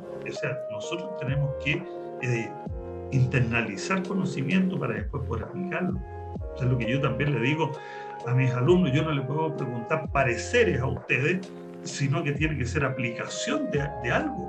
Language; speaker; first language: Spanish; native; Spanish